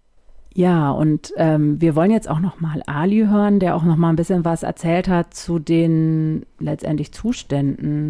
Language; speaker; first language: German; native; German